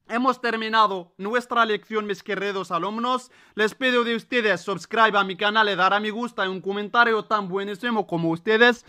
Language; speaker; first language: Spanish; non-native, fluent; Arabic